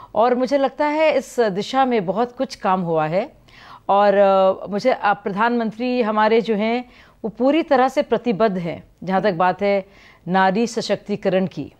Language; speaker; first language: Hindi; native; Hindi